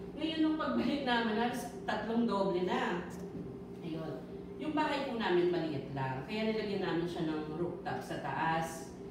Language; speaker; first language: Filipino; non-native, local second language; Pampanga